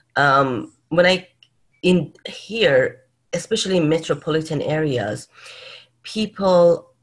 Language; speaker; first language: English; non-native, fluent; Persian